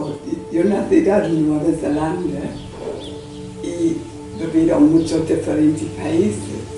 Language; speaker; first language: Spanish; non-native, learner; English